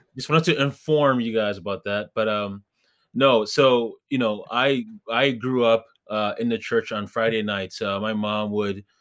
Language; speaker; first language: English; early bilingual, other home language; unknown